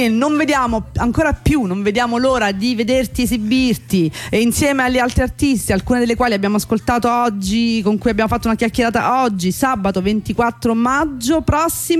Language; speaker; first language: Italian; native; Italian